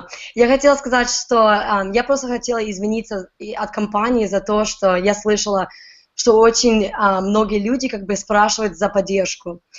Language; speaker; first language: Russian; early bilingual, heritage; Russian